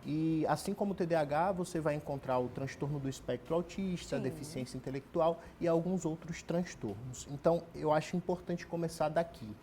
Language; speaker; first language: Portuguese; native; Portuguese